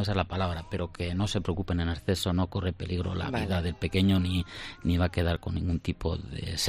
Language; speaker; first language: Spanish; native; Spanish